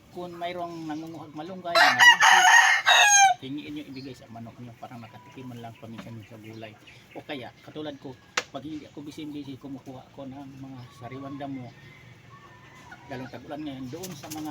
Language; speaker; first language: Filipino; non-native, local second language; Cebuano